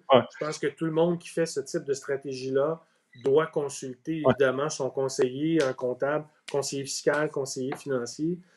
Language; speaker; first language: French; native; French